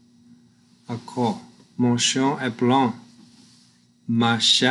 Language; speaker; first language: French; non-native, learner; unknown